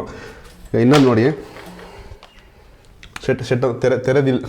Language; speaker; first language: Kannada; native; Kannada